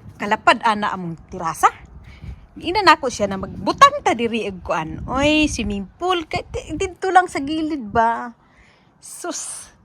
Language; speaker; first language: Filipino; native; Filipino